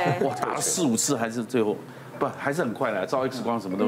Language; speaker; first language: Chinese; native; Chinese